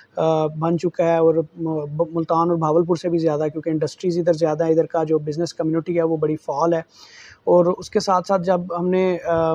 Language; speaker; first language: Urdu; non-native, local second language; Saraiki